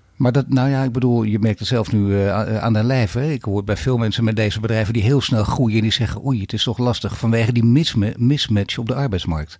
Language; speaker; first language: Dutch; native; Dutch